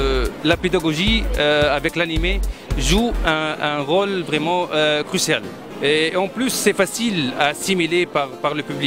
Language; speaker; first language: French; non-native, local second language; Arabic